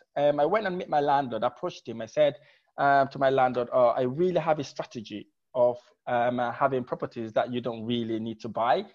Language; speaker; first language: English; non-native, fluent; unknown